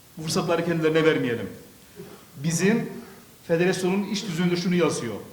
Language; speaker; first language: Turkish; early bilingual, other home language; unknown